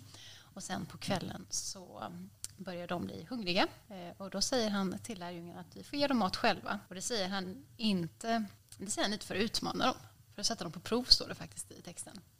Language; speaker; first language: Swedish; native; Swedish